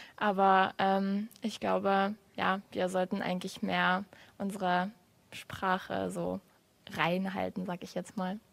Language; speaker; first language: German; non-native, local second language; Upper Sorbian